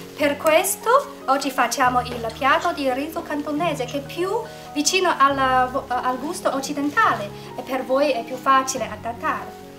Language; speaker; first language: Italian; non-native, fluent; Chinese